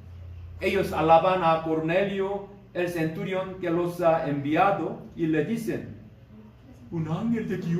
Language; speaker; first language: Spanish; non-native, learner; Korean